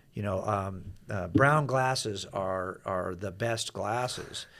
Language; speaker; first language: English; native; English